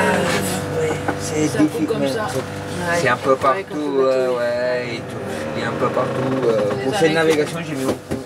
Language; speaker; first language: French; non-native, fluent; Spanish